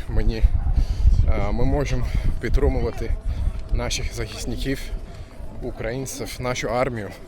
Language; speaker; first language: Ukrainian; non-native, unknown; Turkish